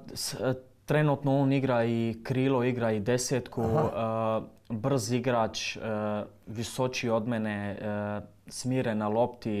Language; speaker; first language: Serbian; early bilingual, heritage; Croatian